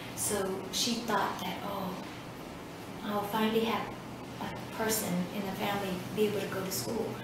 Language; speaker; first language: English; early bilingual, other home language; Vietnamese